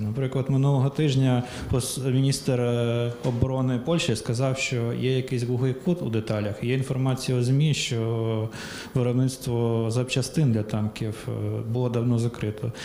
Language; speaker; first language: Ukrainian; native; Ukrainian